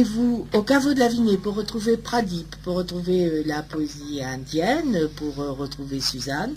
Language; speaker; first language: French; native; French